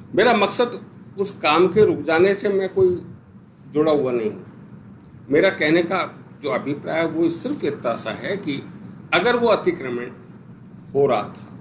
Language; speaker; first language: Hindi; native; Hindi